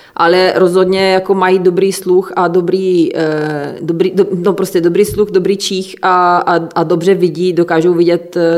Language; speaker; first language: Czech; non-native, fluent; Italian